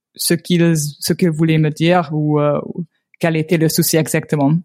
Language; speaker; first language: French; non-native, fluent; Hungarian